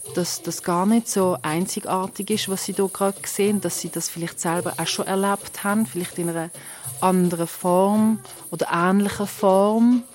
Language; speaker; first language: German; native; German